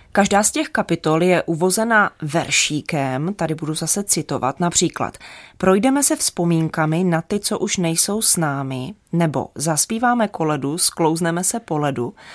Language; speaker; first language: Czech; native; Czech